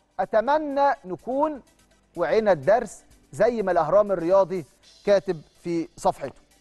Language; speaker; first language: Arabic; native; Arabic